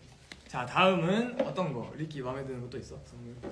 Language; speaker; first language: Korean; native; Korean